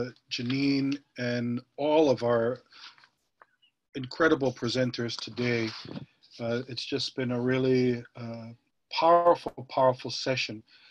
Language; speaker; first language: English; native; English